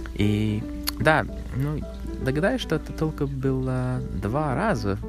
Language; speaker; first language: Russian; non-native, learner; English